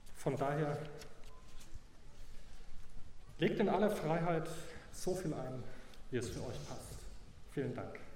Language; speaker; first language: German; native; German